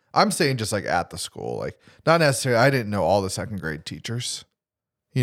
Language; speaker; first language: English; native; English